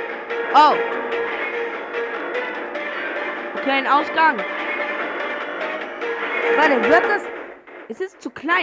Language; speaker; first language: German; non-native, learner; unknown